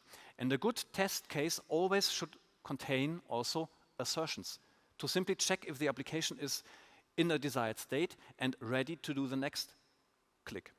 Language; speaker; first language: English; non-native, fluent; German